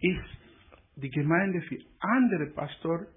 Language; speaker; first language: German; non-native, learner; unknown